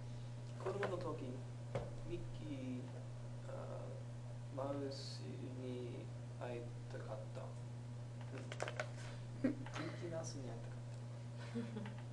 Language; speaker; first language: Japanese; non-native, learner; English